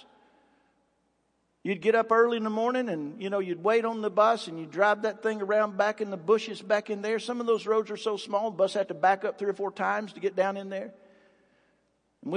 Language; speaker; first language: English; native; English